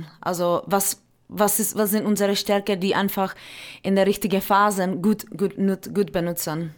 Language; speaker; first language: German; non-native, fluent; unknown